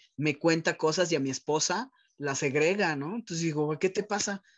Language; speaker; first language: Spanish; native; Spanish